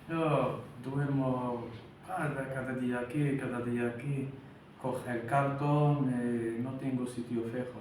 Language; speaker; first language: Spanish; non-native, learner; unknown